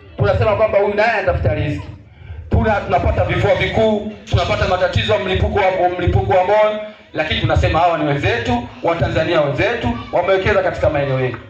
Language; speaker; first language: Swahili; native; Swahili